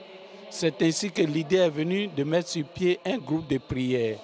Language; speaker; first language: French; non-native, local second language; Fon